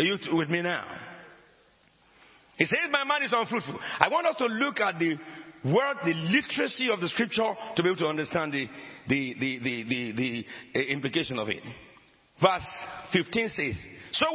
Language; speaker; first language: English; non-native, local second language; Akan